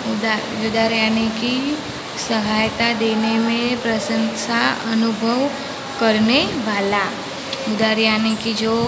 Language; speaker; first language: Hindi; non-native, local second language; Gujarati